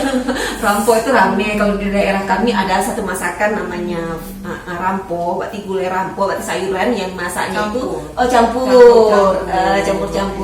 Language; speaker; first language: Indonesian; native; Indonesian